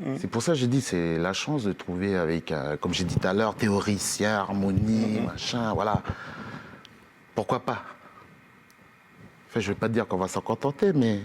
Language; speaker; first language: French; native; French